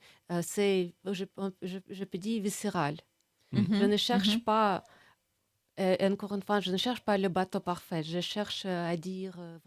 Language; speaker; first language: French; non-native, fluent; Russian